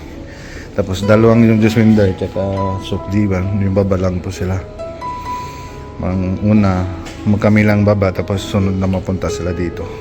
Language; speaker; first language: Filipino; non-native, local second language; Cebuano